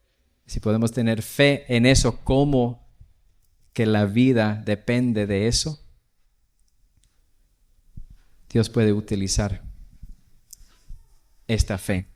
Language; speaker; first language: Spanish; non-native, fluent; English